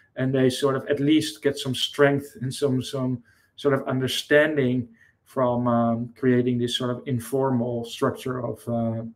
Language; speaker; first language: English; non-native, fluent; Dutch